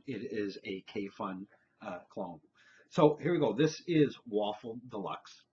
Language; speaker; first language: English; native; English